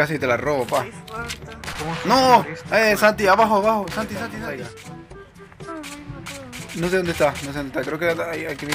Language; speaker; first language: Spanish; native; Spanish